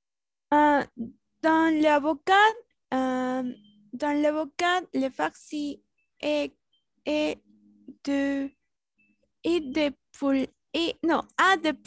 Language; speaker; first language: French; non-native, learner; Spanish